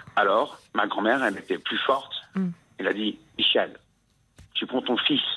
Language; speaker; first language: French; native; French